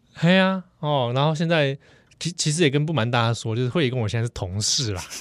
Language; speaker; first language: Chinese; native; Chinese